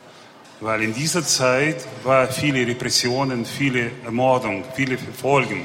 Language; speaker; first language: German; non-native, fluent; Russian